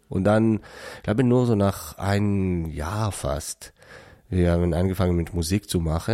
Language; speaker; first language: German; non-native, learner; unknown